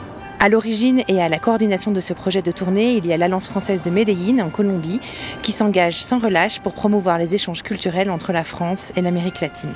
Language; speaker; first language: French; native; French